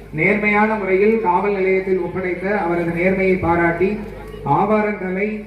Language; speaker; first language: Tamil; native; Tamil